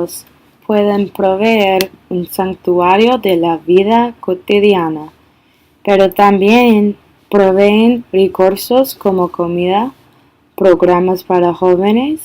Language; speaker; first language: Spanish; non-native, learner; English